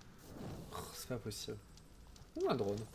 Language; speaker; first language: French; native; French